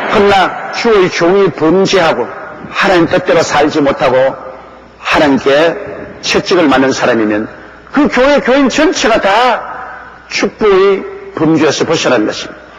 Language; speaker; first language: Korean; native; Korean